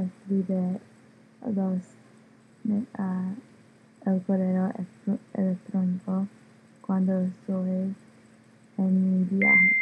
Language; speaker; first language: Spanish; non-native, learner; English